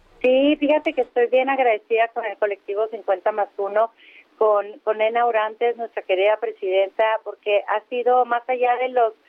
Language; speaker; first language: Spanish; native; Spanish